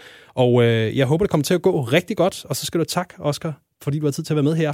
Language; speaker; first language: Danish; native; Danish